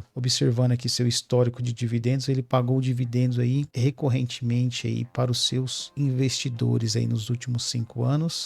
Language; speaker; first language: Portuguese; native; Portuguese